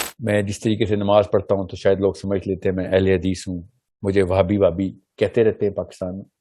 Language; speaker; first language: Urdu; early bilingual, heritage; Urdu